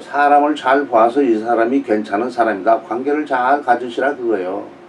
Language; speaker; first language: Korean; native; Korean